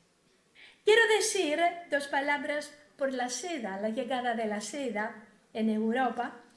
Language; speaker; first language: Spanish; non-native, fluent; Greek